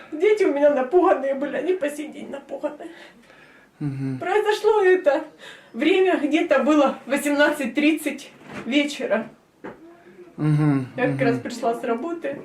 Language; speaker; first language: Russian; native; Russian